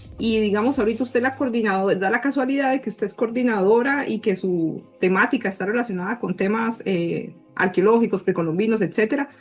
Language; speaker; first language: Spanish; native; Spanish